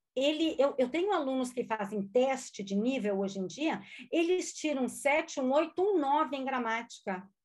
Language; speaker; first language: Portuguese; non-native, local second language; German